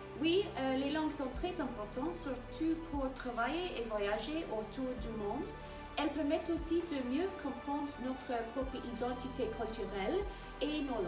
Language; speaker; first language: French; non-native, fluent; English